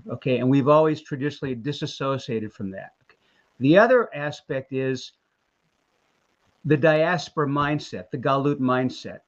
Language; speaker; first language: English; native; English